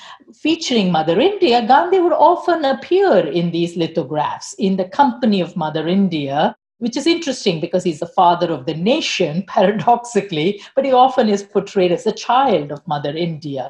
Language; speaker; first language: English; non-native, local second language; Tamil